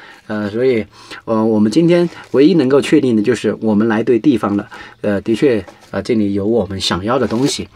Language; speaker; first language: Chinese; native; Chinese